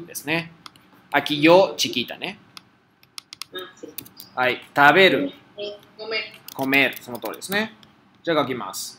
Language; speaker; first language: Japanese; non-native, fluent; Spanish